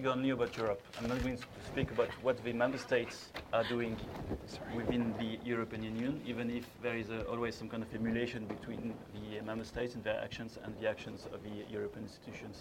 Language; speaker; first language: English; non-native, fluent; French